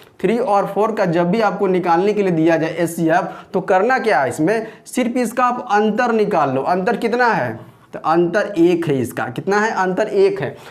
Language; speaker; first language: Hindi; native; Hindi